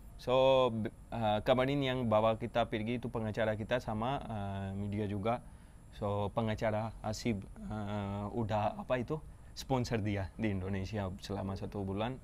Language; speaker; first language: Indonesian; non-native, fluent; Urdu